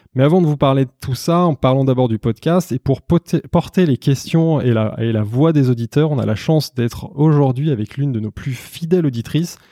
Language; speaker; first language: French; native; French